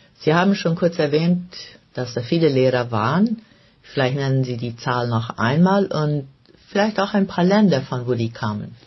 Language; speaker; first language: German; non-native, local second language; Plautdietsch